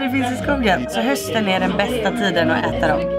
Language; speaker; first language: Swedish; native; Swedish